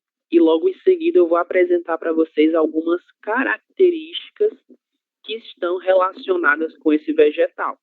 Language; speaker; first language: Portuguese; native; Portuguese